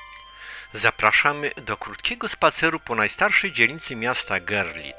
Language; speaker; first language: Polish; native; Polish